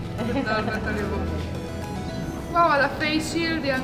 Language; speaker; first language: Indonesian; non-native, fluent; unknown